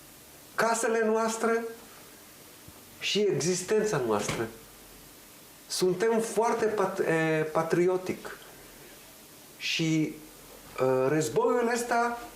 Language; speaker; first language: Romanian; early bilingual, heritage; Hebrew